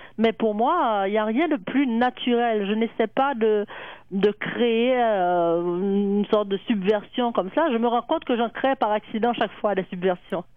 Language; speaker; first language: French; native; French